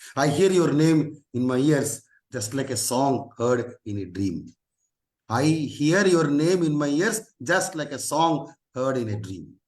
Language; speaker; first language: English; non-native, local second language; Telugu